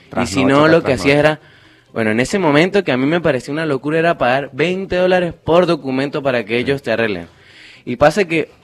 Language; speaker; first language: Spanish; native; Spanish